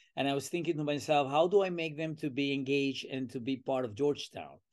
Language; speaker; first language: English; non-native, fluent; Spanish